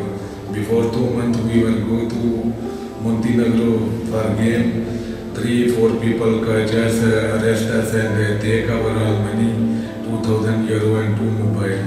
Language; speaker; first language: English; non-native, learner; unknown